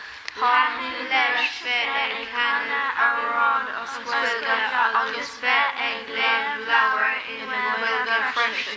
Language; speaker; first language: Irish; non-native, local second language; English